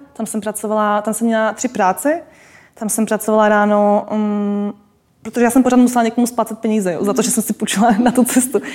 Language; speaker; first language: Czech; non-native, local second language; Slovak